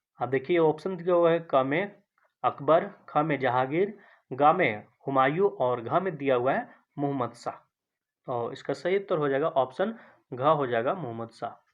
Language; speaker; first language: Hindi; native; Hindi